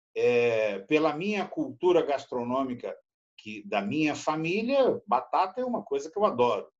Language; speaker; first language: Portuguese; native; Portuguese